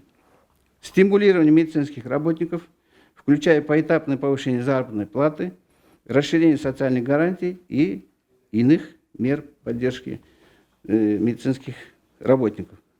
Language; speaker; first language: Russian; non-native, local second language; Kyrgyz